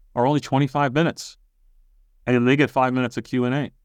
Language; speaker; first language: English; native; English